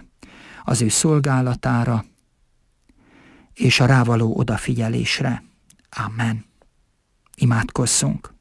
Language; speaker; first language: Hungarian; native; Hungarian